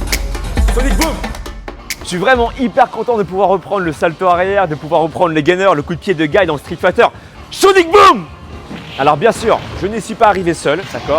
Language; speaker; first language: French; native; French